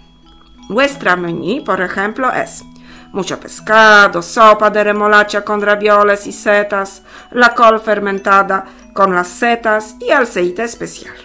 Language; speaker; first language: Spanish; non-native, learner; Polish